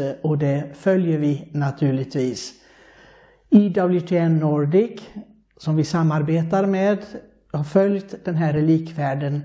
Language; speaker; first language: Swedish; non-native, fluent; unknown